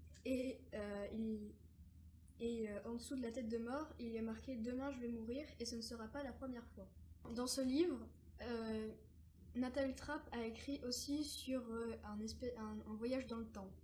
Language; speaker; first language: French; native; French